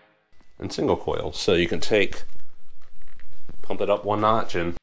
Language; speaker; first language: English; native; English